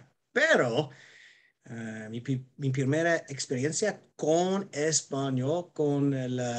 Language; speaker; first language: Spanish; non-native, fluent; English